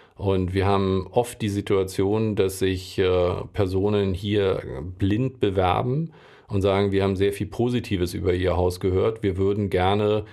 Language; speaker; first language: German; native; German